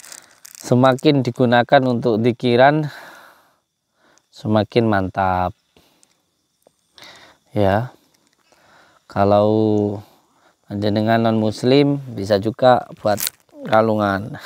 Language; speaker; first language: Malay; non-native, local second language; Javanese